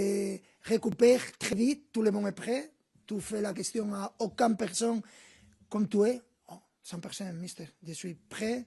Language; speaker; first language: French; non-native, fluent; Spanish